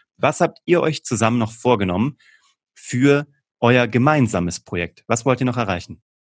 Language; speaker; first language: German; native; German